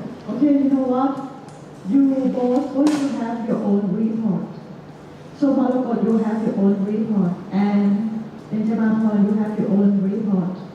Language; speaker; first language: English; non-native, fluent; Thai